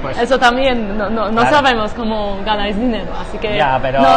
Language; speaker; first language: Spanish; non-native, fluent; Georgian